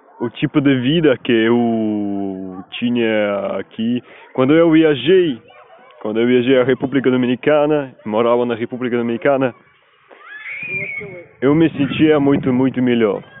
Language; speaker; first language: Portuguese; non-native, learner; Spanish